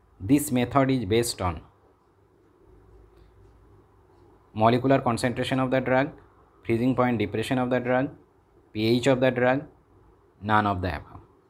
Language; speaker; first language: English; non-native, local second language; Bangla